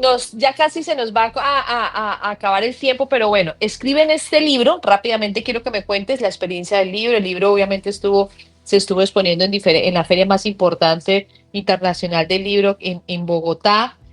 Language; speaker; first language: Spanish; native; Spanish